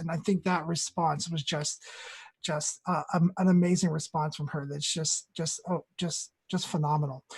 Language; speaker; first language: English; native; English